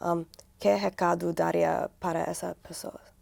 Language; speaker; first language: Portuguese; non-native, learner; English